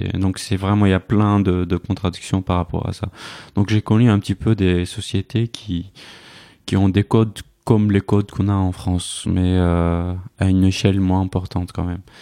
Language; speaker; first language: French; non-native, fluent; Arabic